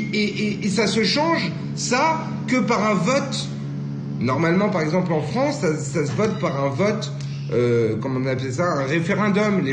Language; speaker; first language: French; native; French